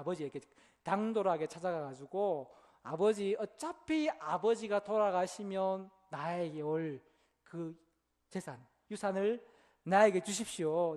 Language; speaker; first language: Korean; native; Korean